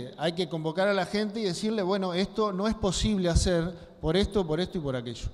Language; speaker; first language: Spanish; native; Spanish